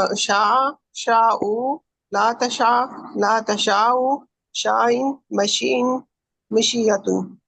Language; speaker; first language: Arabic; non-native, learner; Urdu